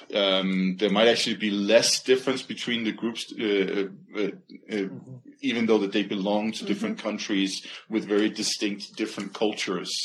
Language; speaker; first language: English; non-native, fluent; Danish